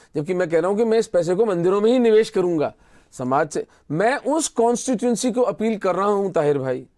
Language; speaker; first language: Hindi; native; Hindi